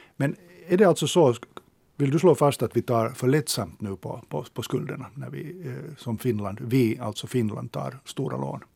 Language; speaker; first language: Swedish; native; Swedish